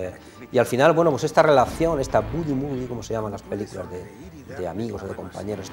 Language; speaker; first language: Spanish; native; Spanish